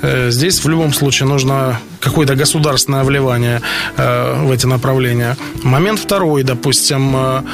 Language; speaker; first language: Russian; native; Russian